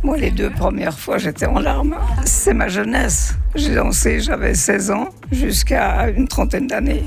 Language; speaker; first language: French; native; French